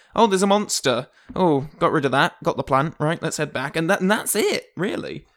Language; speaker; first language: English; native; English